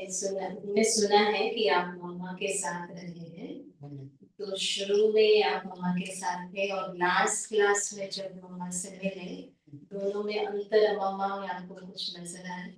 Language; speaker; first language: Hindi; non-native, learner; Tamil